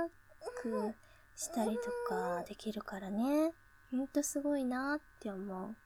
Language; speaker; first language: Japanese; native; Japanese